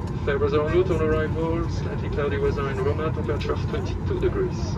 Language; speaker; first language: English; non-native, fluent; French